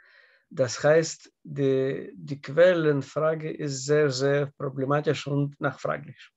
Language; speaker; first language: German; non-native, learner; Russian